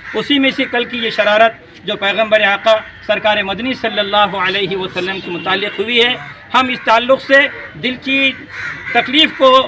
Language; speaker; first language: Urdu; native; Urdu